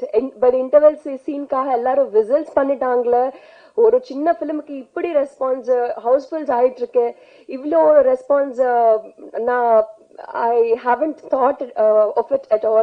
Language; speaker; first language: Tamil; non-native, learner; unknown